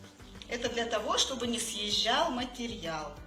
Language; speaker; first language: Russian; native; Russian